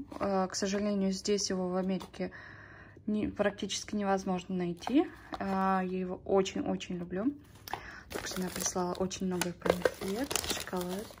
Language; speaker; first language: Russian; early bilingual, heritage; Russian